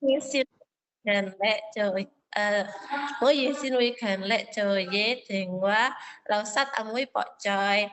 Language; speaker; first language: Cantonese; non-native, learner; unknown